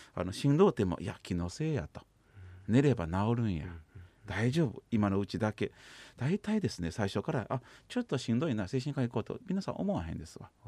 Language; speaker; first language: Japanese; non-native, fluent; Chinese